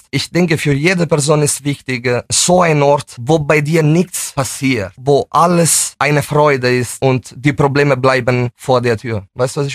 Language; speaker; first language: German; non-native, fluent; Italian